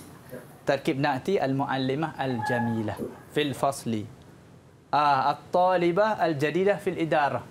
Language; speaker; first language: Arabic; non-native, fluent; Malay